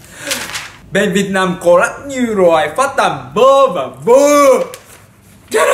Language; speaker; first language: Vietnamese; non-native, learner; Japanese